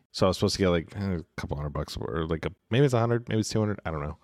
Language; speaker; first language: English; native; English